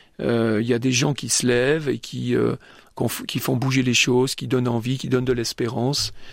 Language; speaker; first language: French; native; French